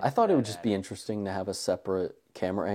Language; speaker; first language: English; native; English